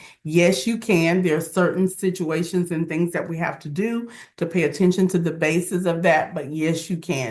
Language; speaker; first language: English; native; English